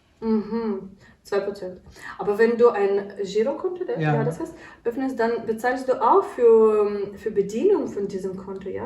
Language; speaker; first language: German; non-native, learner; Ukrainian